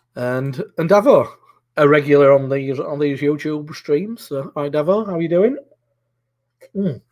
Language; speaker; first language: English; native; English